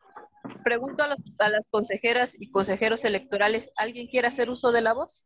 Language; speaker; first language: Spanish; native; Spanish